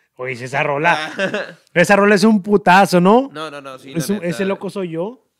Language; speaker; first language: Spanish; native; Spanish